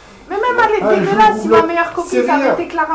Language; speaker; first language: French; native; French